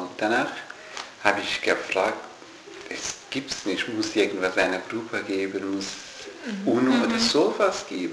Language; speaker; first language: German; non-native, learner; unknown